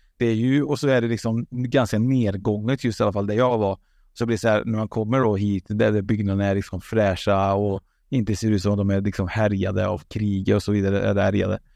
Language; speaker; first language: Swedish; native; Swedish